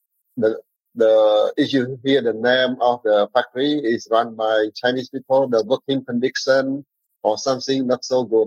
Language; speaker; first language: English; non-native, learner; Khmer